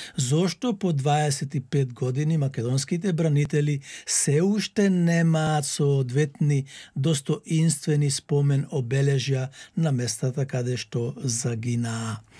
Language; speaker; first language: Macedonian; native; Macedonian